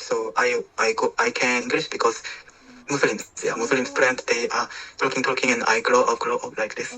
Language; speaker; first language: English; non-native, learner; Korean